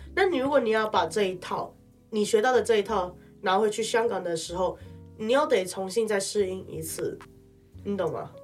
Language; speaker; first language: Chinese; non-native, local second language; Cantonese